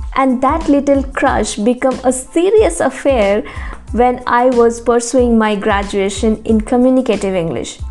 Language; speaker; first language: English; non-native, local second language; Bangla